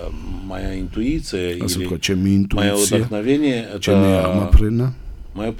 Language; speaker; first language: Russian; non-native, fluent; Romanian